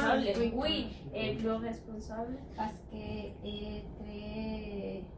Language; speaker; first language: French; non-native, learner; Spanish